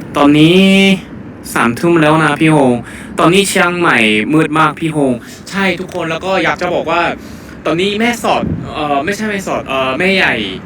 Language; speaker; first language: Thai; non-native, fluent; Korean